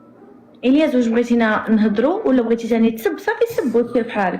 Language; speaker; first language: Arabic; native; Arabic